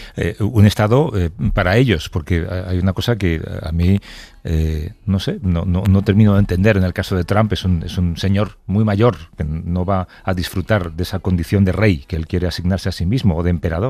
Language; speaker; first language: Spanish; native; Spanish